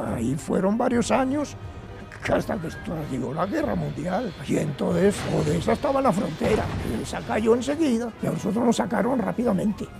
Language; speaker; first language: Spanish; native; Spanish